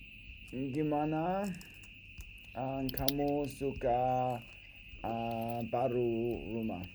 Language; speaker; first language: Indonesian; non-native, learner; English